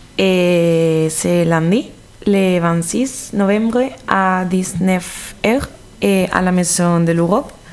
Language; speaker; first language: French; non-native, learner; Spanish